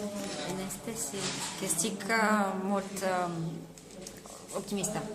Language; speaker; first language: Catalan; non-native, learner; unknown